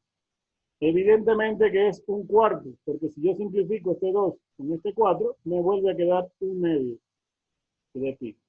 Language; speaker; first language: Spanish; native; Spanish